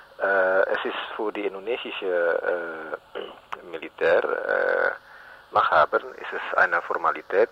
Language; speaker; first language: German; non-native, learner; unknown